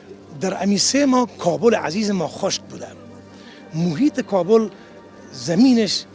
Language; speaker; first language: Persian; native; Persian